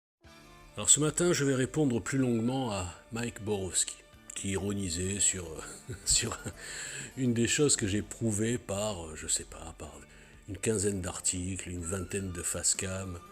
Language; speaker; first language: French; native; French